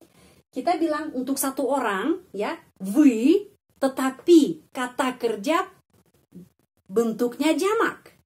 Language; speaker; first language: Indonesian; non-native, fluent; Russian